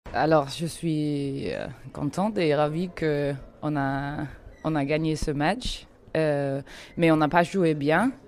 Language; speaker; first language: French; non-native, learner; Danish